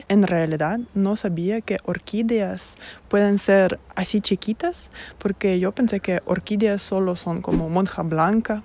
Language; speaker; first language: Spanish; non-native, fluent; Russian